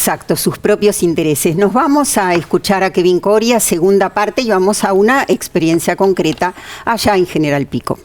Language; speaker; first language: Spanish; native; Spanish